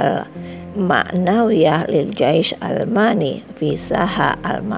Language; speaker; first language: Arabic; non-native, fluent; Indonesian